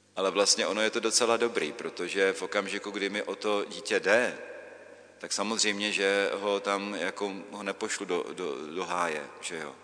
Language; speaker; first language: Czech; native; Czech